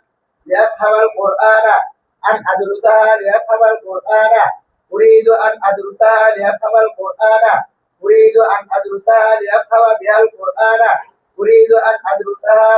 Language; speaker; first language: Arabic; non-native, learner; Bangla